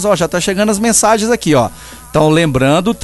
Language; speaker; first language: Portuguese; native; Portuguese